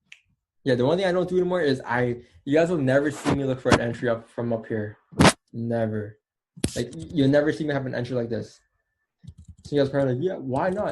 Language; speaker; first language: English; native; English